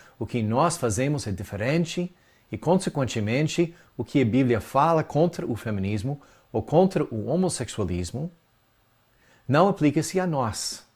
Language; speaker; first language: Portuguese; non-native, fluent; English